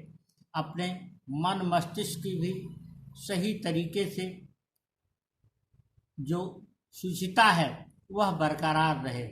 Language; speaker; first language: Hindi; native; Hindi